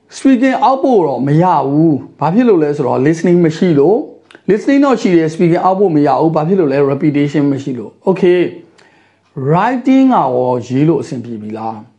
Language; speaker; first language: Burmese; native; Burmese